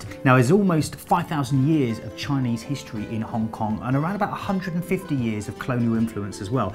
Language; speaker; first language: English; native; English